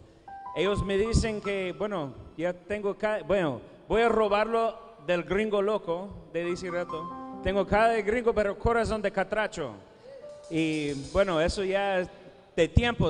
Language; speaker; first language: Spanish; non-native, fluent; English